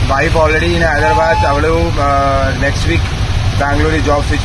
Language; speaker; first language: Kannada; non-native, local second language; Hindi